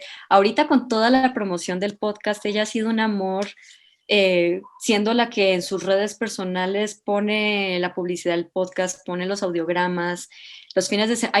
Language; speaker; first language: Spanish; native; Spanish